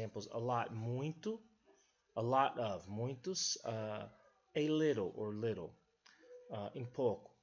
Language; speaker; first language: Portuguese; non-native, fluent; English